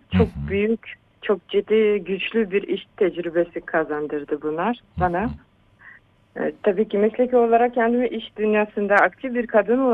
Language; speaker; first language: Turkish; non-native, fluent; Uyghur